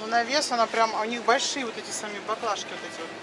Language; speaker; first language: Russian; native; Russian